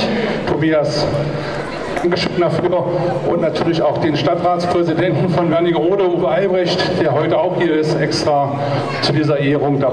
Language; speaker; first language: German; native; German